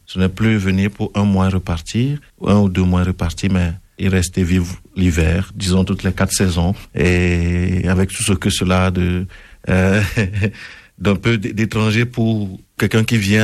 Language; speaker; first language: French; non-native, local second language; Ewe